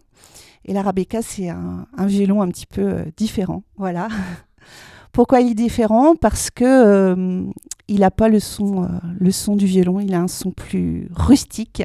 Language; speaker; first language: French; native; French